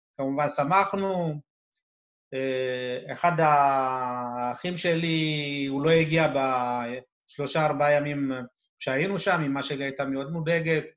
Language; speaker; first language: Hebrew; early bilingual, other home language; Amharic